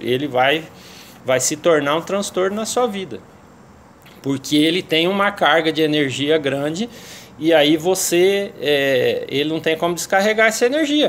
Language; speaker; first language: Portuguese; native; Portuguese